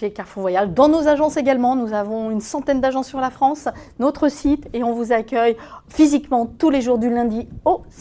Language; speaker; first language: French; native; French